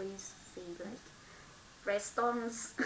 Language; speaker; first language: English; non-native, learner; Vietnamese